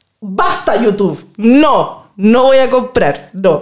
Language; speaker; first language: Spanish; native; Spanish